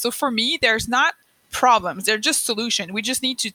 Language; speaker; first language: English; non-native, fluent; French